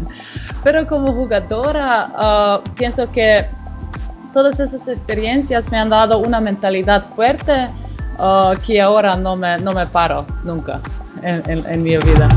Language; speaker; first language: Spanish; non-native, learner; Slovenian